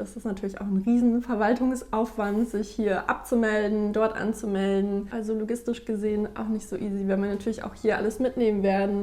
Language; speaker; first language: German; native; German